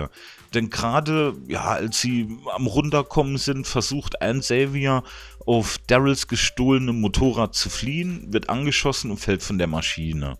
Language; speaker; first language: German; native; German